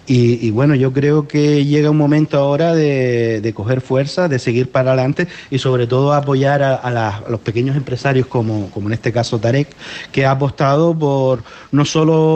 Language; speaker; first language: Spanish; native; Spanish